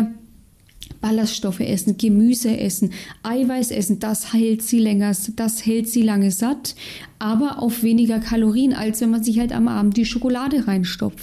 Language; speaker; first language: German; native; German